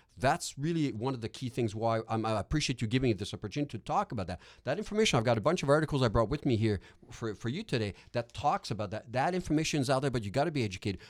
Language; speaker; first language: English; non-native, local second language; French